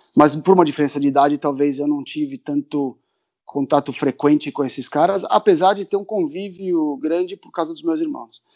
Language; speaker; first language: Portuguese; early bilingual, other home language; Spanish